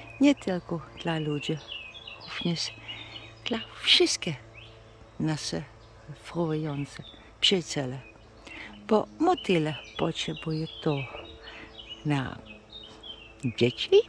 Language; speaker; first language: Polish; non-native, learner; Dutch